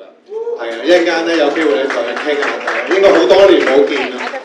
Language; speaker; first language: Cantonese; native; Cantonese